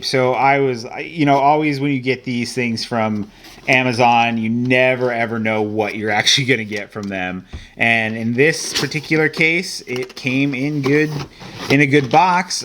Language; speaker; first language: English; native; English